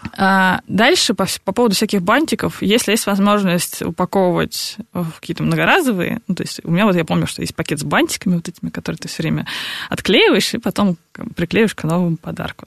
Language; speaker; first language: Russian; native; Russian